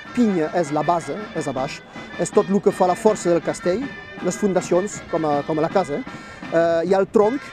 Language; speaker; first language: Catalan; non-native, local second language; French